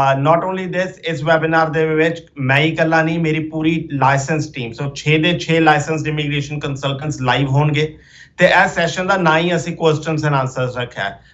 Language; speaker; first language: Punjabi; early bilingual, heritage; Punjabi